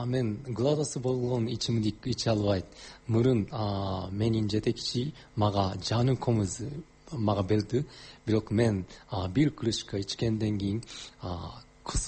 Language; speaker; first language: Kyrgyz; non-native, learner; Japanese